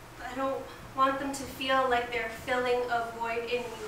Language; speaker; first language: English; early bilingual, other home language; Spanish